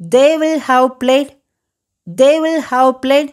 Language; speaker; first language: English; non-native, local second language; Tamil